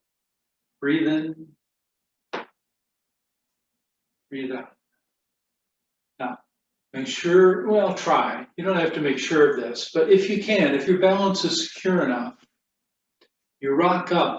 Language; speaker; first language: English; native; English